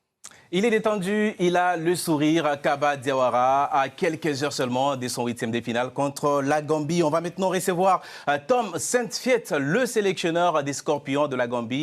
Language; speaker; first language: French; native; French